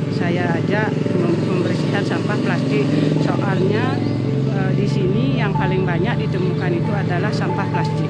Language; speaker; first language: Indonesian; non-native, local second language; Balinese